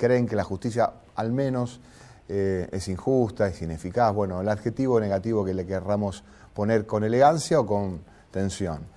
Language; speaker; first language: Spanish; native; Spanish